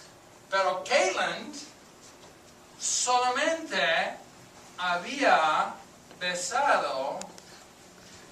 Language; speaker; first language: Spanish; non-native, fluent; English